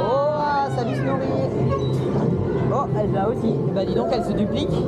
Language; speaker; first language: French; native; French